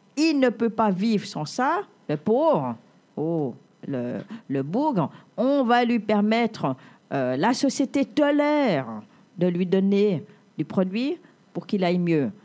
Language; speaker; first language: French; native; French